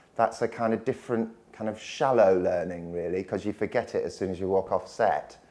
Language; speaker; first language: English; native; English